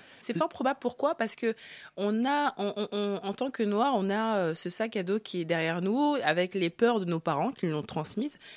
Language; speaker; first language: French; early bilingual, other home language; Lingala